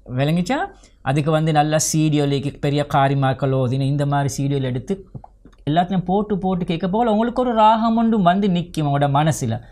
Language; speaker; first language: Tamil; native; Tamil